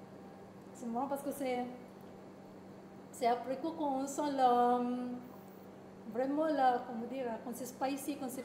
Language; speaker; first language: French; non-native, learner; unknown